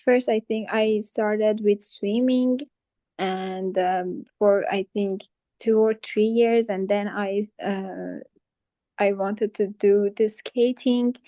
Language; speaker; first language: English; non-native, fluent; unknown